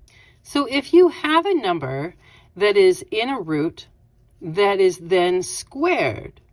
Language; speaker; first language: English; native; English